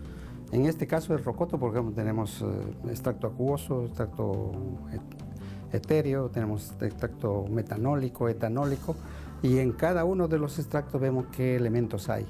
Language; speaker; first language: Spanish; native; Spanish